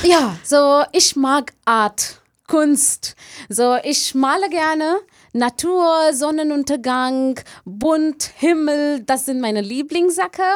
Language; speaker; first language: German; non-native, learner; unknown